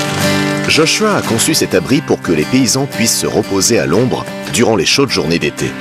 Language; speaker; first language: French; native; French